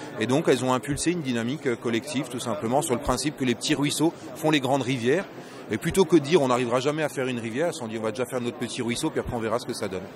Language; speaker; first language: French; native; French